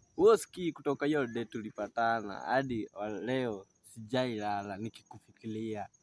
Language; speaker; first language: Swahili; native; Swahili